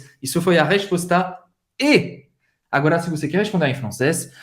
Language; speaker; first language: Portuguese; non-native, fluent; French